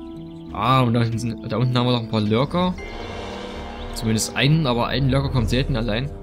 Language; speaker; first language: German; native; German